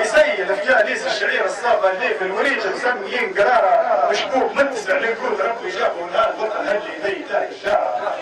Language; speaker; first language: Arabic; native; Arabic